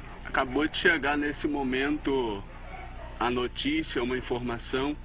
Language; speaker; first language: Portuguese; native; Portuguese